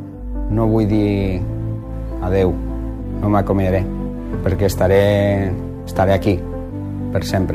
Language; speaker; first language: Catalan; non-native, local second language; Spanish